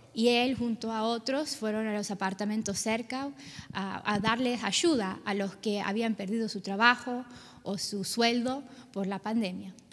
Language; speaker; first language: Spanish; non-native, fluent; English